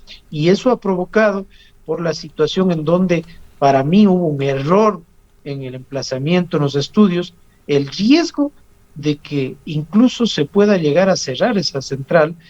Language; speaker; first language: Spanish; native; Spanish